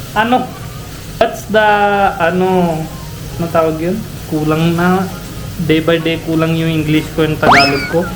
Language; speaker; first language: Filipino; non-native, learner; Punjabi